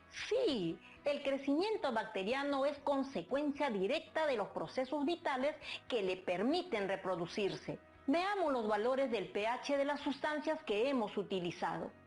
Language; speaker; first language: Spanish; native; Spanish